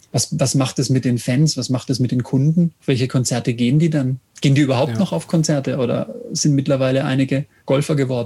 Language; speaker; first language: German; native; German